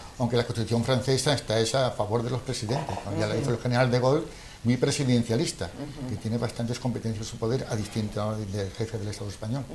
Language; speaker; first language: Spanish; native; Spanish